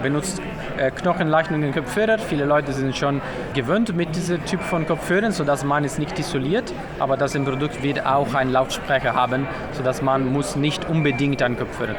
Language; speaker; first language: German; non-native, fluent; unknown